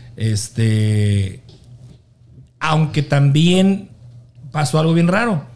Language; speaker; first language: Spanish; native; Spanish